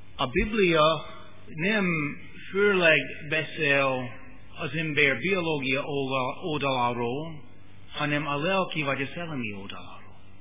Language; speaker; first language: Hungarian; non-native, fluent; English